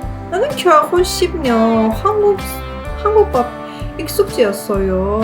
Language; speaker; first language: Korean; non-native, learner; Persian